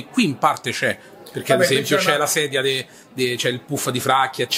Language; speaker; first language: Italian; native; Italian